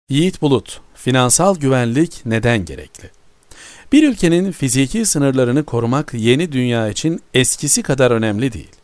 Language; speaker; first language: Turkish; native; Turkish